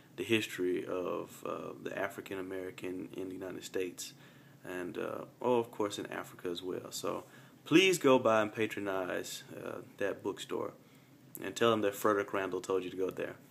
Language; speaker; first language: English; native; English